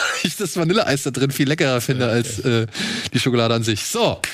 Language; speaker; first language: German; native; German